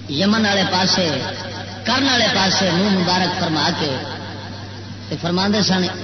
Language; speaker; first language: Urdu; non-native, local second language; Punjabi